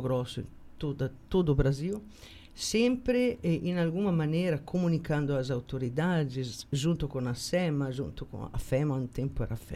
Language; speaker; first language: Portuguese; non-native, fluent; Italian